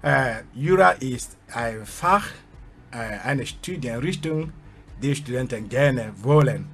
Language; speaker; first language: German; non-native, fluent; Igbo